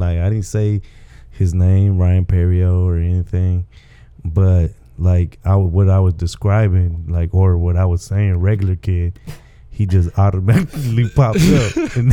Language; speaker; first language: English; early bilingual, other home language; Spanish